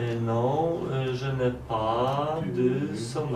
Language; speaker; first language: French; non-native, learner; Polish